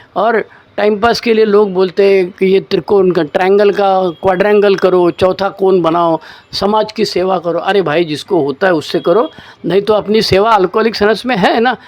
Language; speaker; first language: Hindi; non-native, local second language; Marathi